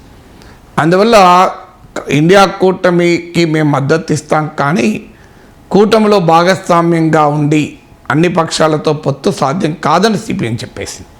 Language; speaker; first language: Telugu; native; Telugu